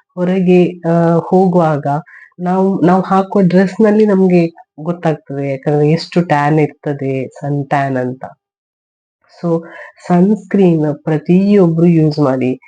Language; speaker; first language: Kannada; non-native, local second language; Tulu